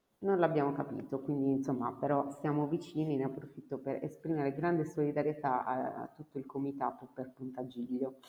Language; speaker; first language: Italian; native; Italian